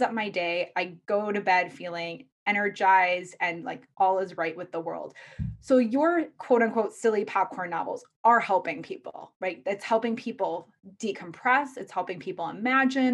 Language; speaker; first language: English; native; English